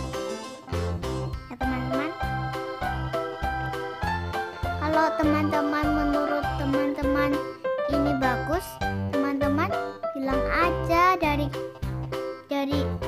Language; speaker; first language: Indonesian; early bilingual, other home language; Korean